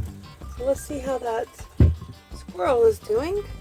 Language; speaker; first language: English; native; English